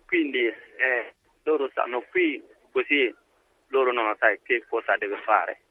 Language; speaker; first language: Italian; non-native, learner; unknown